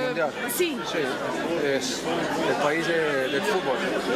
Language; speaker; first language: Spanish; non-native, fluent; French